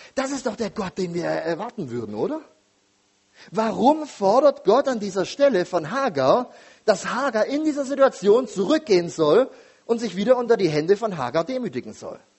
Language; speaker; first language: German; native; German